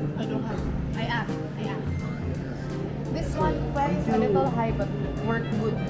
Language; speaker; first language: English; non-native, learner; Cebuano